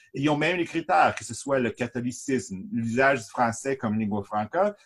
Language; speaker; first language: French; native; French